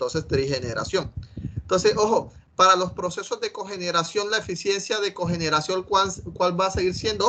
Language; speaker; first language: Spanish; native; Spanish